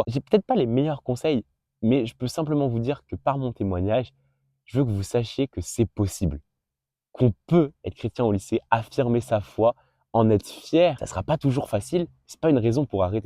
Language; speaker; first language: French; native; French